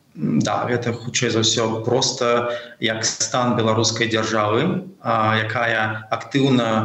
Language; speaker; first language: Belarusian; non-native, local second language; Russian